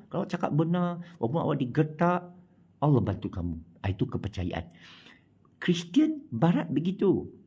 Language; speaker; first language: Malay; non-native, local second language; Chinese